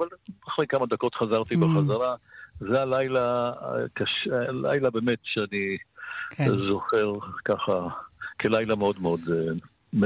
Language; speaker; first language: Hebrew; early bilingual, other home language; Polish